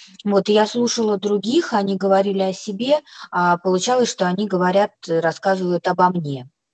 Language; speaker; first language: Russian; native; Russian